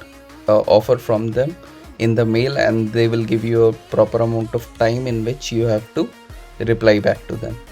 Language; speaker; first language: English; non-native, local second language; Hindi